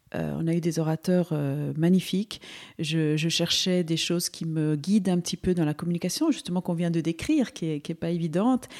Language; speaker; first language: French; native; French